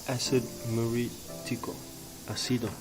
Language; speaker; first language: Spanish; non-native, learner; English